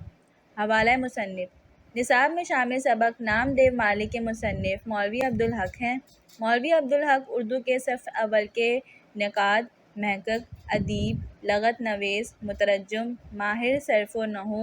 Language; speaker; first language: Urdu; native; Urdu